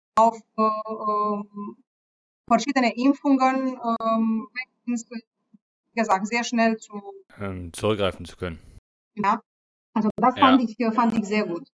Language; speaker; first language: German; non-native, fluent; Romanian